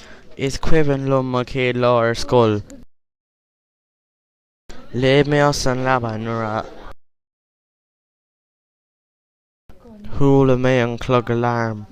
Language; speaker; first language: Irish; non-native, local second language; English